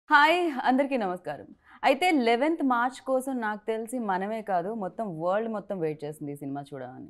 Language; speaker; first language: Telugu; native; Telugu